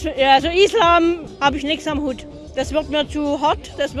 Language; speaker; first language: German; native; German